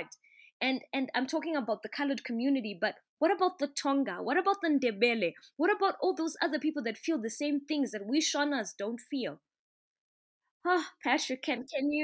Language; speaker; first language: English; non-native, local second language; Shona